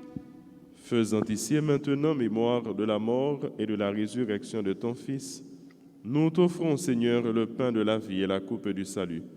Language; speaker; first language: French; non-native, local second language; Haitian Creole